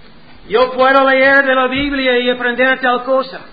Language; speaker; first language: Spanish; non-native, learner; English